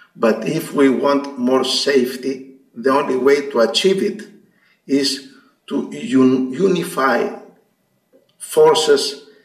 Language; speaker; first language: English; non-native, fluent; Greek